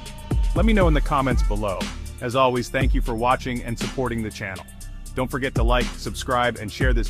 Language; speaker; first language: English; native; English